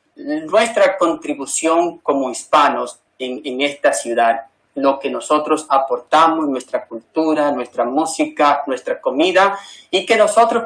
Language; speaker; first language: Spanish; early bilingual, other home language; English